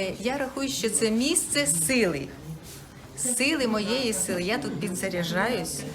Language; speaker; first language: Ukrainian; non-native, local second language; Russian